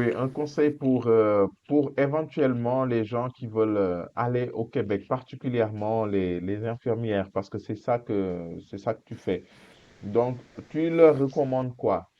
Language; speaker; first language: French; non-native, fluent; Portuguese